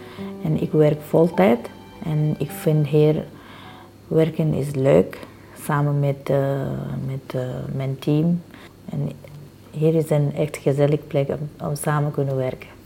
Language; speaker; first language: Dutch; non-native, learner; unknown